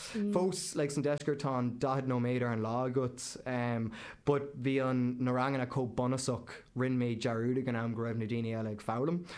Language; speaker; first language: Irish; non-native, local second language; English